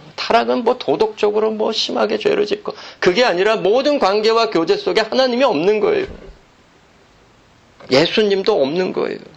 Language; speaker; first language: Korean; native; Korean